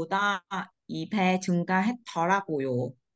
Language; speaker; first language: Korean; non-native, learner; Vietnamese